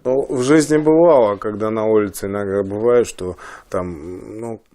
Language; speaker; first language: Russian; non-native, local second language; Tajik